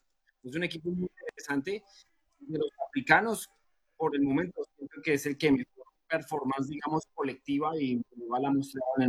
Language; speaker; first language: Spanish; native; Spanish